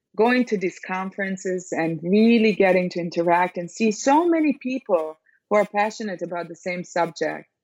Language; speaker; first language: English; non-native, fluent; Serbian